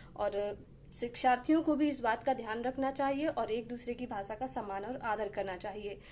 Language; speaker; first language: Hindi; native; Hindi